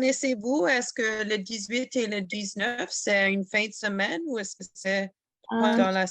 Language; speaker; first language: French; non-native, fluent; English